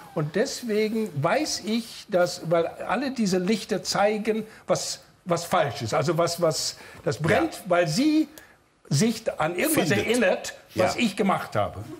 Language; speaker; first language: German; non-native, fluent; English